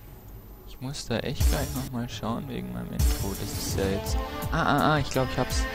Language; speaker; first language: German; native; German